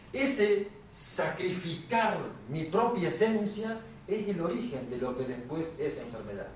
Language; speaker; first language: Spanish; native; Spanish